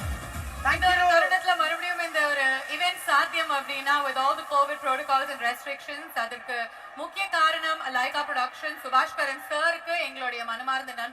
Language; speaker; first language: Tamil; native; Tamil